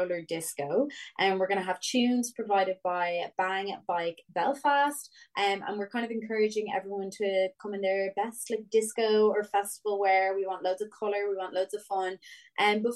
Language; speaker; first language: English; native; English